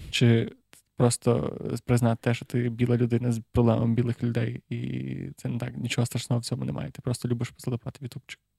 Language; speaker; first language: Ukrainian; native; Ukrainian